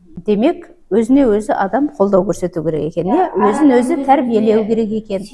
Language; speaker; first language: Kazakh; native; Kazakh